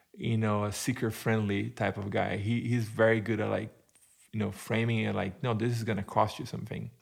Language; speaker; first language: English; non-native, fluent; Portuguese